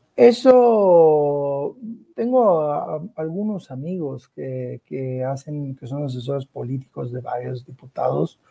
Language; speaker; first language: Spanish; non-native, fluent; Italian